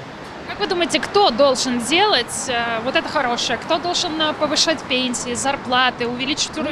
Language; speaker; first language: Russian; native; Russian